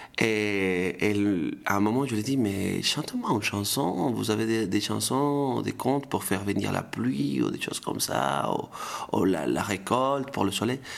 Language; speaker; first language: French; non-native, fluent; Spanish